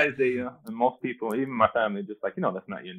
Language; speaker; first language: English; early bilingual, other home language; Spanish